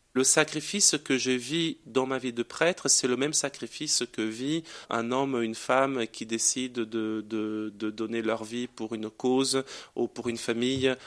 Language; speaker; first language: French; non-native, fluent; Portuguese